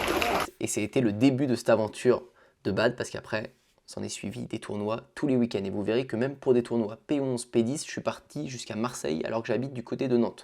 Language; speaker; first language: French; native; French